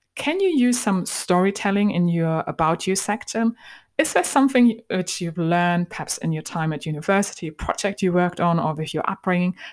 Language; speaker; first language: English; non-native, fluent; German